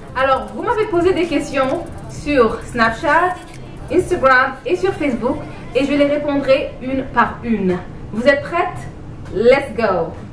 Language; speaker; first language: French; non-native, local second language; Wolof